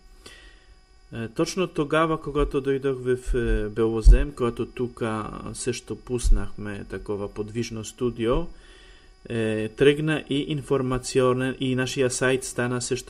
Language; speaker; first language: Bulgarian; non-native, fluent; Polish